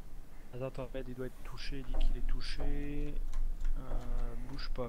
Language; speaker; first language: French; native; French